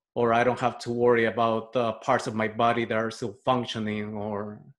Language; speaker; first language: English; non-native, fluent; Spanish